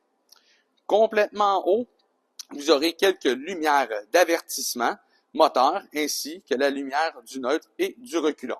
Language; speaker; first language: French; native; French